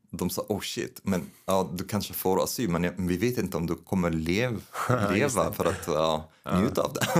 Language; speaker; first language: Swedish; non-native, fluent; Arabic